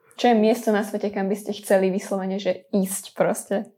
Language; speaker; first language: Slovak; non-native, local second language; Hungarian